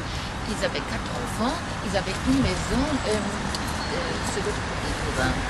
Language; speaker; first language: French; non-native, fluent; German